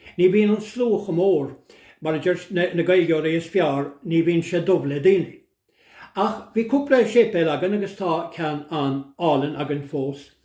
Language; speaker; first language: Irish; native; Irish